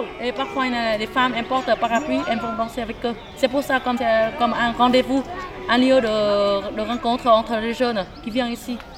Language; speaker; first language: French; non-native, fluent; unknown